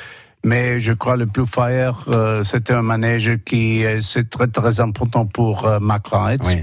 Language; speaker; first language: French; non-native, fluent; German